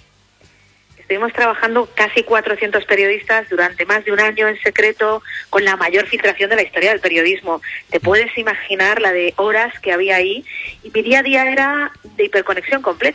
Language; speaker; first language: Spanish; native; Spanish